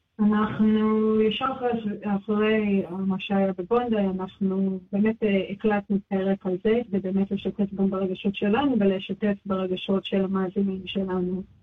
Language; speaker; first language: Hebrew; native; Hebrew